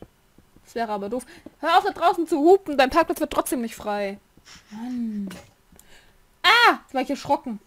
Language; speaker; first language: German; native; German